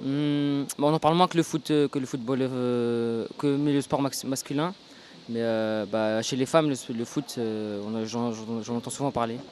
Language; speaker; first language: French; native; French